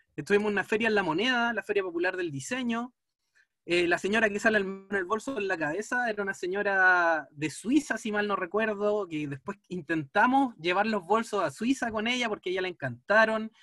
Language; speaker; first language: Spanish; native; Spanish